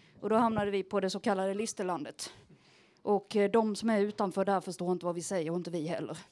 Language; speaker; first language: Swedish; native; Swedish